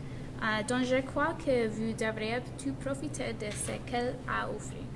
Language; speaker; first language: French; non-native, learner; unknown